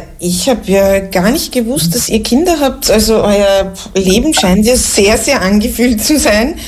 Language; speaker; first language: German; native; German